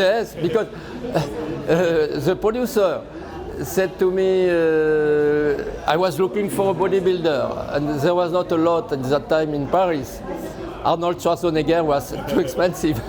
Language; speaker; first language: English; non-native, fluent; French